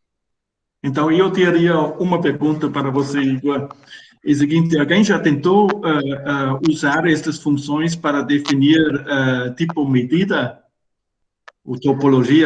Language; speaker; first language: Portuguese; non-native, fluent; German